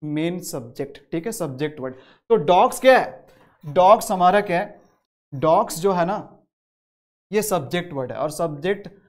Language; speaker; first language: Hindi; native; Hindi